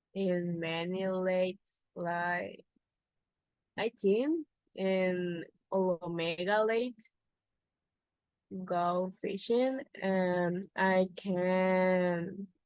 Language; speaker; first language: English; non-native, learner; Spanish